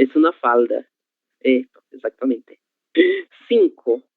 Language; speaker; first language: Spanish; non-native, fluent; Portuguese